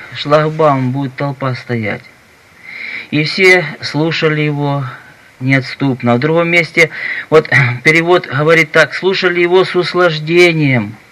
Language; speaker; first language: Russian; native; Russian